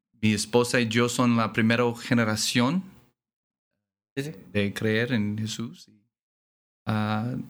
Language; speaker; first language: Spanish; non-native, learner; English